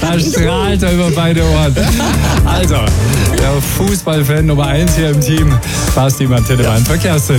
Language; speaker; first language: German; native; German